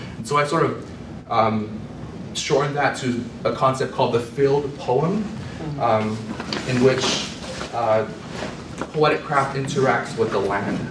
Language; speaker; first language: English; native; English